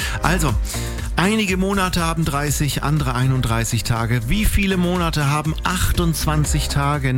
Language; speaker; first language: German; native; German